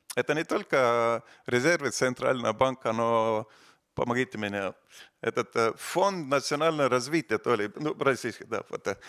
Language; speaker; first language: Russian; non-native, fluent; Estonian